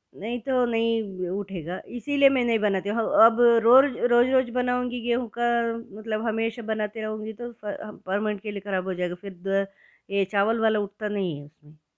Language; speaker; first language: Hindi; non-native, local second language; Kannada